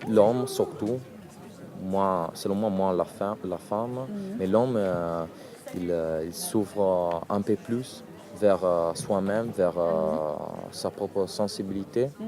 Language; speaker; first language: French; non-native, fluent; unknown